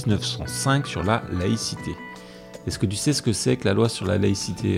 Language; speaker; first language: French; native; French